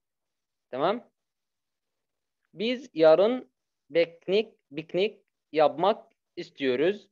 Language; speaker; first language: Turkish; non-native, fluent; Arabic